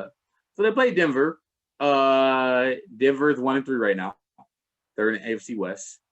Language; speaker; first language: English; native; English